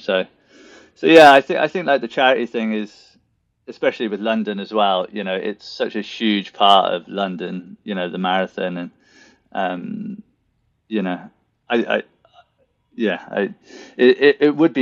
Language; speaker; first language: English; native; English